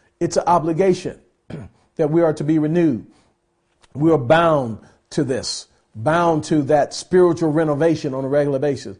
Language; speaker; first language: English; native; English